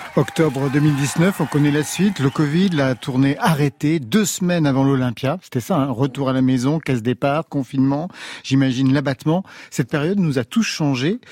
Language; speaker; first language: French; native; French